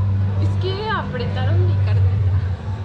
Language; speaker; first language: Spanish; native; Spanish